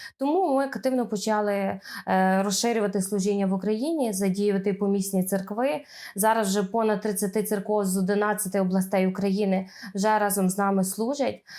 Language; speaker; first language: Ukrainian; native; Ukrainian